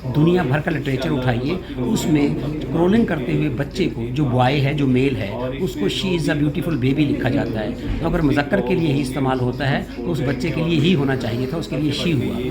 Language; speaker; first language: Urdu; native; Urdu